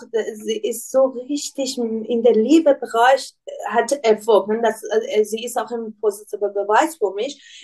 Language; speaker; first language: German; non-native, learner; Persian